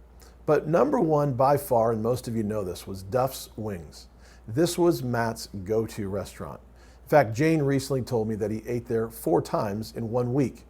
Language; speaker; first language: English; native; English